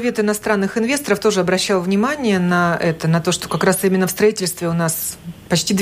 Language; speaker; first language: Russian; native; Russian